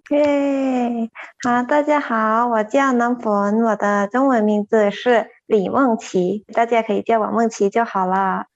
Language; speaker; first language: Chinese; non-native, fluent; Thai